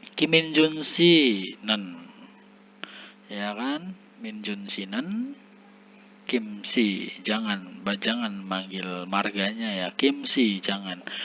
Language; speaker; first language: Indonesian; native; Indonesian